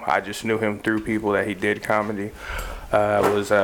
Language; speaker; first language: English; native; English